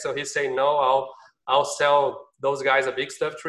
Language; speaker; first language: English; non-native, fluent; Portuguese